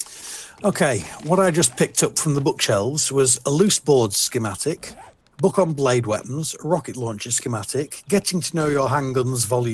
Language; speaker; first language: English; native; English